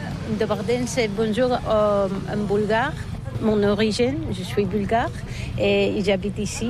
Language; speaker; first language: French; non-native, learner; Bulgarian